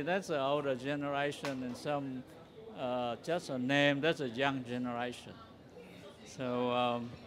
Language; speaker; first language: English; non-native, fluent; Vietnamese